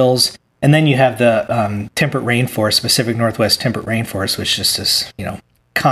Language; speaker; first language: English; native; English